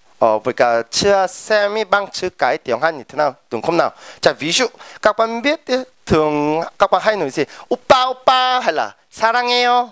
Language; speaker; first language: Vietnamese; non-native, fluent; Korean